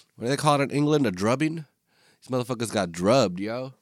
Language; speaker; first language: English; native; English